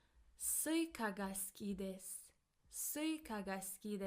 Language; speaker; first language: Japanese; non-native, fluent; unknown